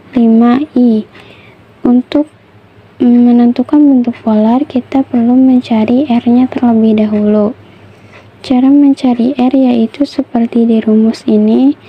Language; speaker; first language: Indonesian; native; Indonesian